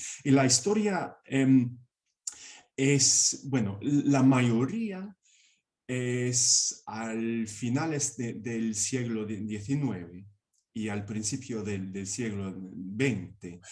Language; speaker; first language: Spanish; non-native, fluent; English